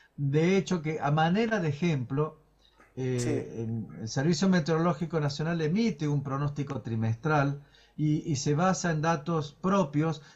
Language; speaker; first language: Spanish; native; Spanish